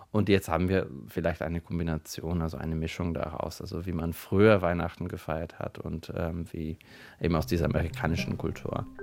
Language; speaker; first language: German; non-native, fluent; Bulgarian